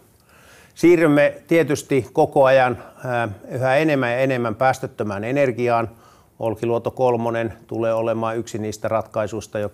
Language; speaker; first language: Finnish; native; Finnish